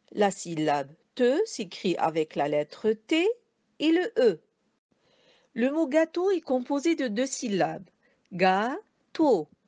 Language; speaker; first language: French; non-native, local second language; Arabic